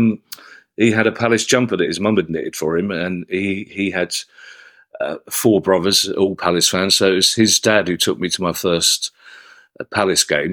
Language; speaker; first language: English; native; English